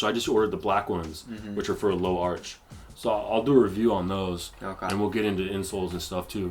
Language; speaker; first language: English; native; English